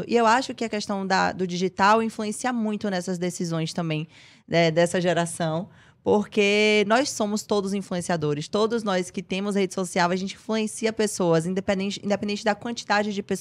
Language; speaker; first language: Portuguese; native; Portuguese